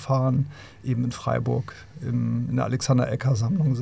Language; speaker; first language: German; native; German